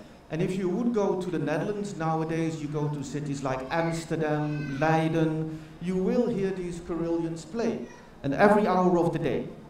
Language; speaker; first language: English; non-native, fluent; Dutch